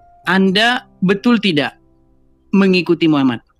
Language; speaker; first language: Indonesian; native; Indonesian